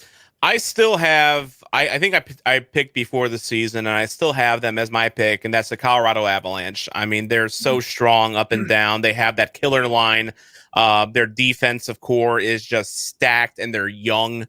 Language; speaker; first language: English; native; English